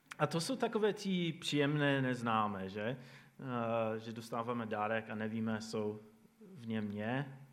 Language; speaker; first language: Czech; non-native, fluent; English